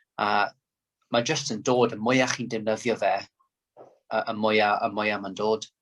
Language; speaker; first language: Welsh; non-native, local second language; English